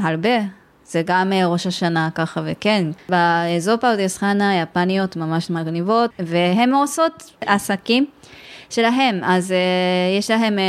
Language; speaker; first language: Hebrew; non-native, learner; Japanese